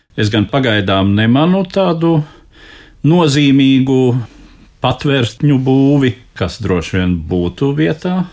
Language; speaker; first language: Latvian; native; Latvian